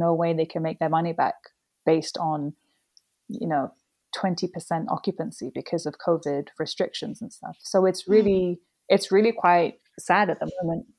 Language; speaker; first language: English; native; English